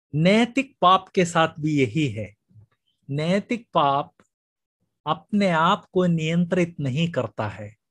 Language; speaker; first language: Hindi; non-native, local second language; Malayalam